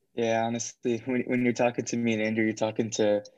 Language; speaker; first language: English; native; English